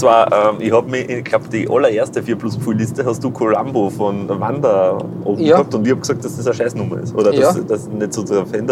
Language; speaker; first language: German; native; German